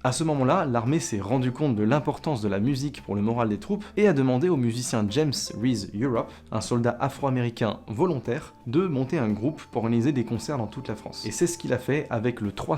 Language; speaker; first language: French; native; French